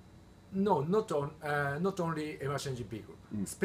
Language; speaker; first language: English; non-native, learner; Japanese